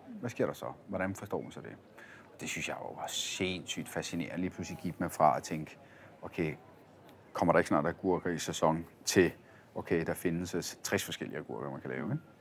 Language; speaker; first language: Danish; early bilingual, other home language; Italian